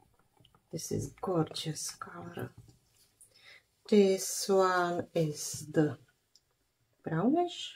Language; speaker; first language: English; non-native, fluent; Czech